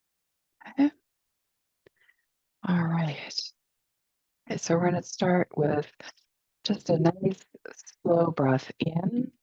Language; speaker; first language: English; native; English